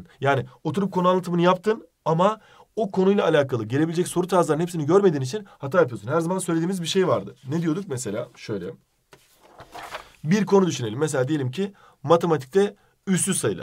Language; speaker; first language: Turkish; native; Turkish